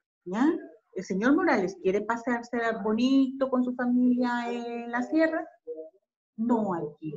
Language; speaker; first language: Spanish; native; Spanish